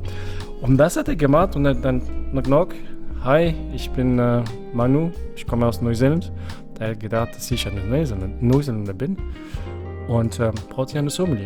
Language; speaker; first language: German; non-native, fluent; French